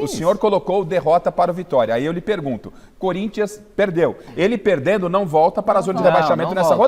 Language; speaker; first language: Portuguese; native; Portuguese